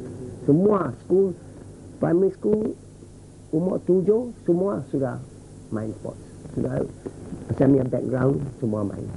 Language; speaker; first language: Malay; non-native, local second language; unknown